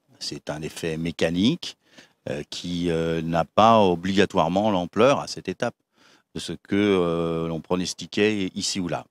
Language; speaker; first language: French; native; French